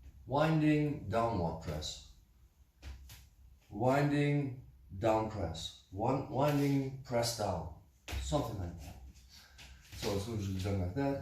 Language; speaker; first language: English; non-native, fluent; German